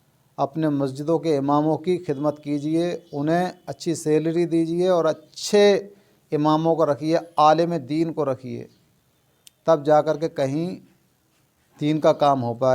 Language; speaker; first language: Urdu; native; Urdu